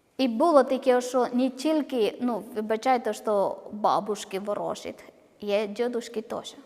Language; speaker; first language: Ukrainian; non-native, learner; Malayalam